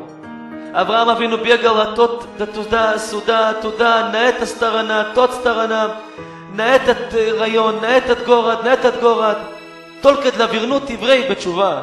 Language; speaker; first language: Russian; non-native, learner; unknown